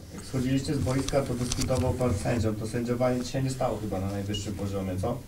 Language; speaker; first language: Polish; native; Polish